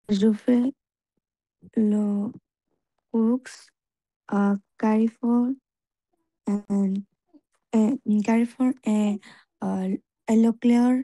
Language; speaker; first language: French; non-native, learner; Bangla